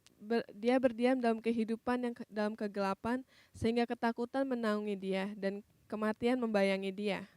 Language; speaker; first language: Indonesian; native; Indonesian